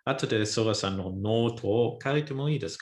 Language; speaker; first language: Japanese; non-native, fluent; English